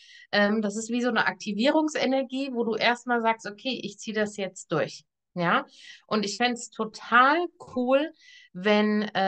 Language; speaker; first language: German; native; German